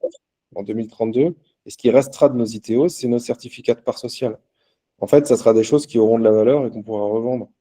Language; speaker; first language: French; native; French